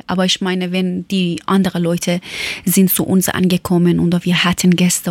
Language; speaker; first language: German; non-native, learner; Persian